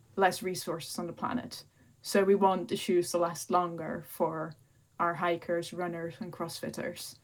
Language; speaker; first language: English; non-native, fluent; Dutch